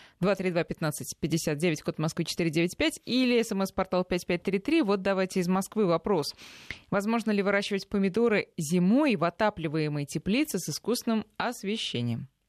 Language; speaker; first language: Russian; native; Russian